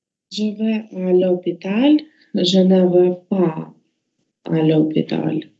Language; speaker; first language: French; non-native, learner; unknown